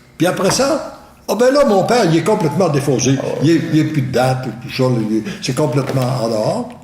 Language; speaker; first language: French; native; French